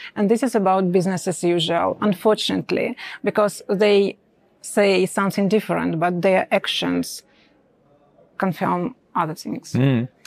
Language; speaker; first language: English; non-native, fluent; Ukrainian